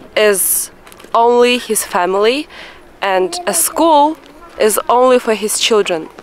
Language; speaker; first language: English; non-native, fluent; Russian